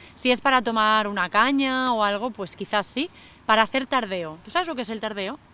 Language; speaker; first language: Spanish; native; Spanish